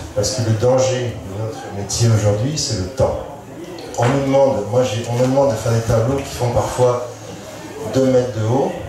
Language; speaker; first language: French; native; French